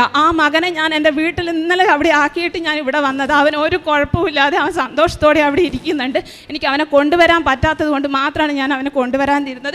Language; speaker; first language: Malayalam; native; Malayalam